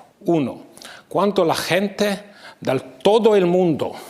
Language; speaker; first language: Spanish; non-native, fluent; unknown